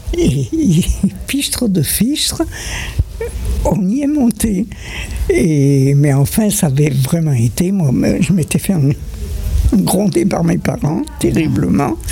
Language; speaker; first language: French; native; French